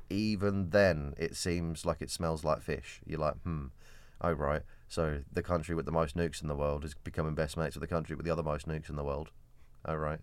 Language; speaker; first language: English; native; English